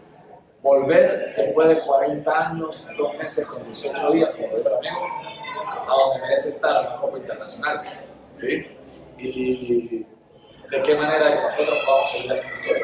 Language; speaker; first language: Spanish; native; Spanish